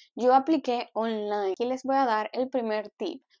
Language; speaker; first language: Spanish; native; Spanish